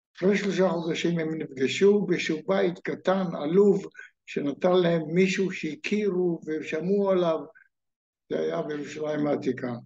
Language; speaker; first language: Hebrew; native; Hebrew